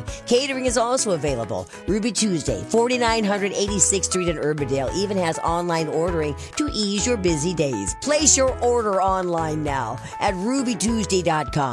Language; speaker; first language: English; native; English